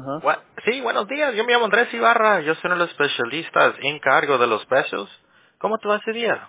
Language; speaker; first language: Spanish; early bilingual, heritage; Spanish